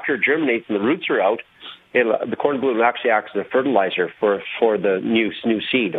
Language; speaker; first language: English; native; English